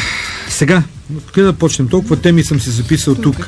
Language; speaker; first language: Bulgarian; native; Bulgarian